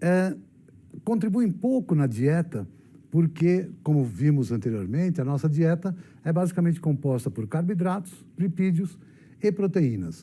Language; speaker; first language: Portuguese; native; Portuguese